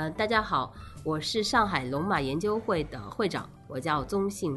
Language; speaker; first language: Chinese; native; Chinese